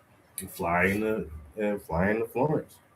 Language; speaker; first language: English; native; English